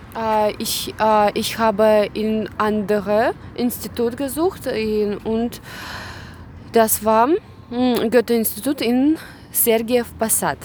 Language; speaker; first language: German; non-native, learner; Russian